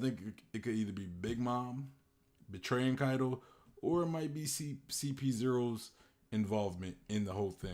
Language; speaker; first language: English; native; English